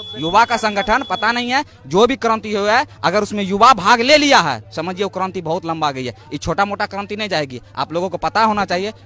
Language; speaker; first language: Hindi; native; Hindi